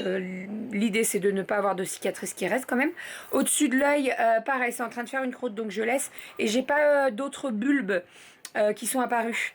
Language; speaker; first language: French; native; French